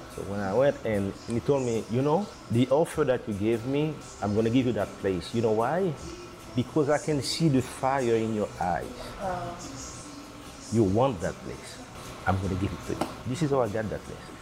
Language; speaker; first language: English; non-native, fluent; Haitian Creole